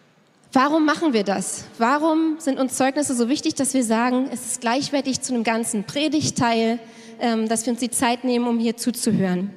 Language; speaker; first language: German; native; German